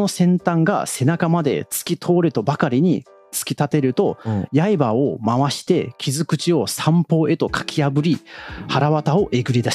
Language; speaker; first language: Japanese; native; Japanese